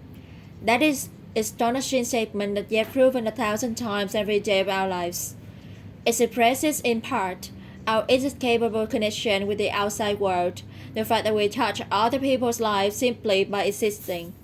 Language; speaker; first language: English; non-native, learner; Vietnamese